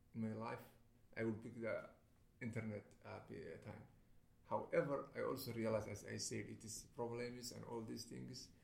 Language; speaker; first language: English; non-native, fluent; Somali